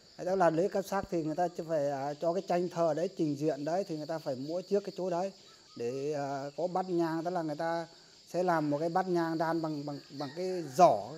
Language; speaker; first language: Vietnamese; non-native, local second language; Iu Mien